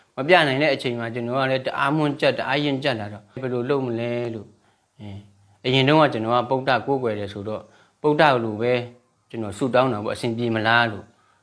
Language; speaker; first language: Burmese; non-native, local second language; Shan